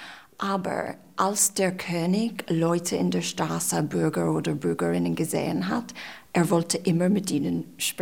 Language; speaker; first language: German; non-native, fluent; English